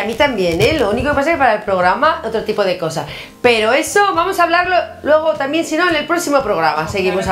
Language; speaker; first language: Spanish; native; Spanish